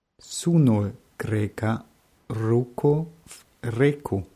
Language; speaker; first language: Russian; non-native, learner; German